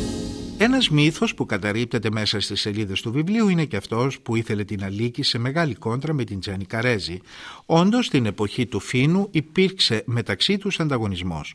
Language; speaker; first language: Greek; native; Greek